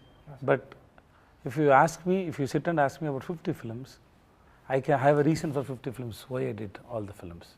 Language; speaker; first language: Telugu; non-native, local second language; Tamil